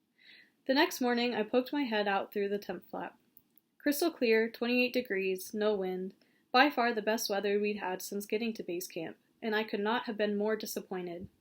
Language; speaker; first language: English; native; English